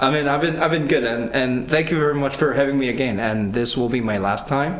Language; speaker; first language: English; non-native, fluent; Korean